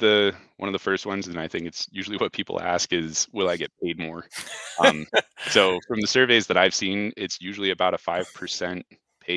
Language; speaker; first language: English; native; English